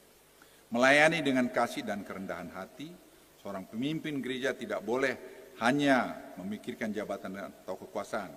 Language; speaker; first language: Indonesian; native; Indonesian